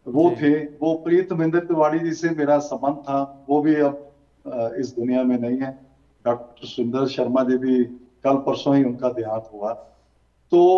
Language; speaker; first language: Hindi; native; Hindi